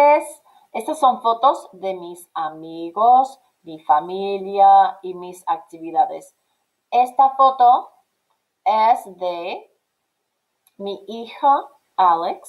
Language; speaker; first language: Spanish; non-native, fluent; English